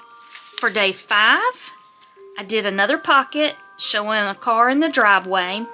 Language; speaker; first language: English; native; English